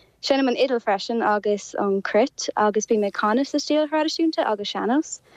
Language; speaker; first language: Irish; non-native, local second language; English